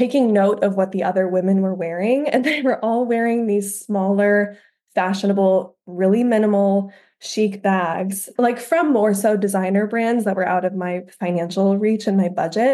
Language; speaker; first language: English; native; English